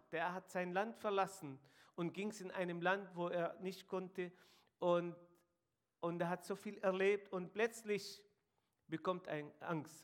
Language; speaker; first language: German; non-native, fluent; Arabic